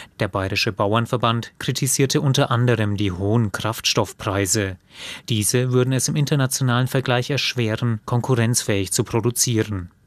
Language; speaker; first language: German; native; German